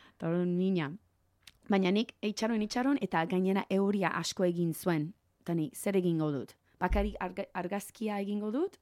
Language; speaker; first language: Basque; non-native, learner; English